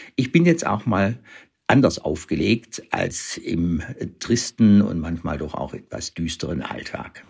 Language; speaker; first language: German; native; German